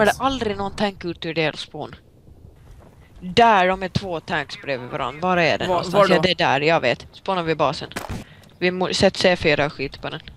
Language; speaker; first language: Swedish; native; Swedish